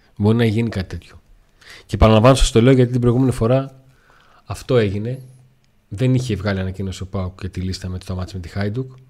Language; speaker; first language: Greek; native; Greek